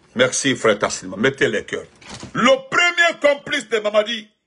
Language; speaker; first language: French; non-native, local second language; Fula